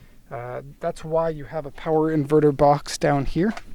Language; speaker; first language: English; native; English